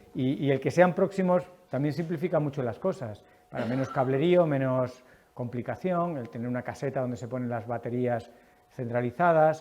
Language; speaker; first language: Spanish; native; Spanish